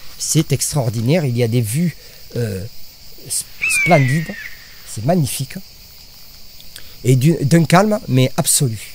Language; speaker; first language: French; native; French